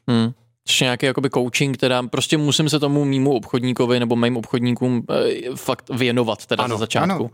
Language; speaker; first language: Czech; native; Czech